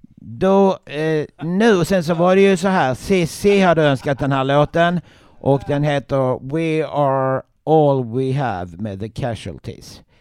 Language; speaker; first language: Swedish; native; Swedish